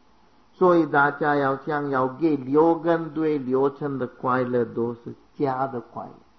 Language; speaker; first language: Chinese; non-native, fluent; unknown